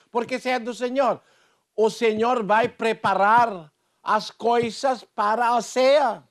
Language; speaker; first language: Portuguese; non-native, fluent; Filipino